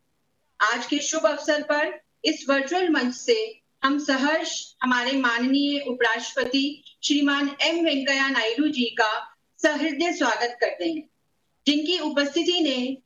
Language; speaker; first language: Hindi; native; Hindi